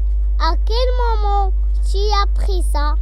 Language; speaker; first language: French; non-native, local second language; Arabic